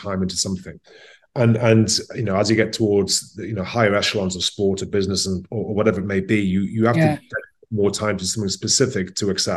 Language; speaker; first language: English; native; English